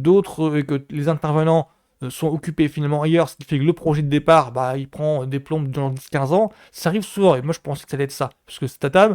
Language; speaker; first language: French; native; French